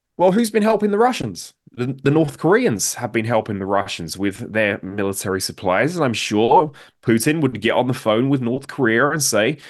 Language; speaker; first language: English; native; English